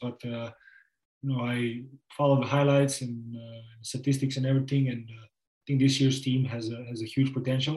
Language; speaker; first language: English; non-native, fluent; Serbian